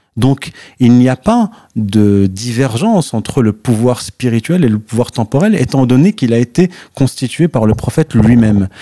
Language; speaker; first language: French; early bilingual, other home language; Arabic